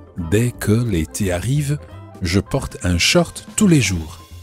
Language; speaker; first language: French; non-native, fluent; English